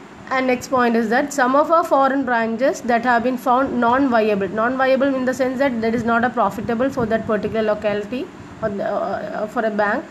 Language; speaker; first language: English; non-native, local second language; Malayalam